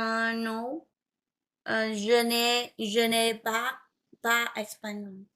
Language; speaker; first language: French; non-native, learner; Vietnamese